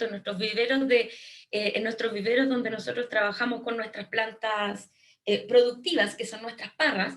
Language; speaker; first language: Spanish; native; Spanish